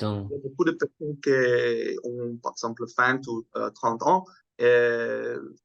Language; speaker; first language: French; non-native, fluent; Dutch